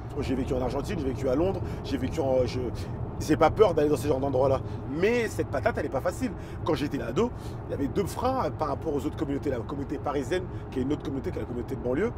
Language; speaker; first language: French; native; French